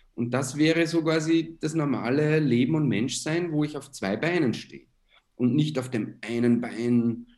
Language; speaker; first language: German; native; German